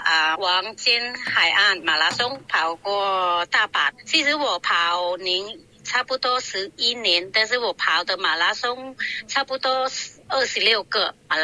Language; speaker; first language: Chinese; non-native, local second language; Cantonese